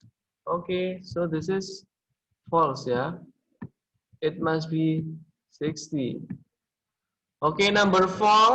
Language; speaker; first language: English; non-native, learner; Indonesian